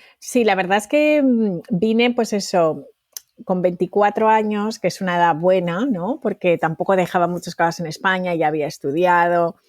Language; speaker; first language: Spanish; native; Spanish